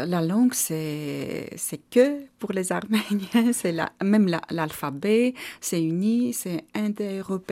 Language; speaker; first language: French; non-native, fluent; Armenian